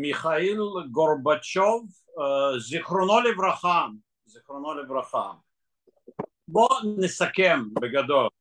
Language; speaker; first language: Hebrew; non-native, fluent; Russian